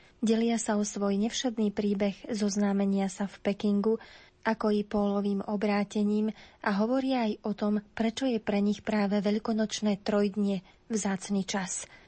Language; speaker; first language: Slovak; native; Slovak